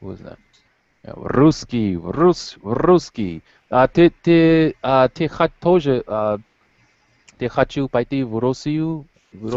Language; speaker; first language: Russian; non-native, learner; English